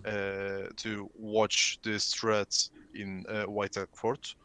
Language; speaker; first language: English; non-native, learner; Turkish